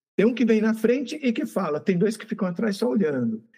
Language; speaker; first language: Portuguese; native; Portuguese